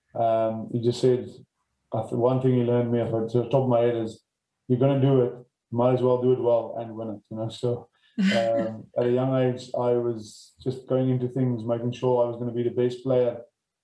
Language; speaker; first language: English; non-native, local second language; Afrikaans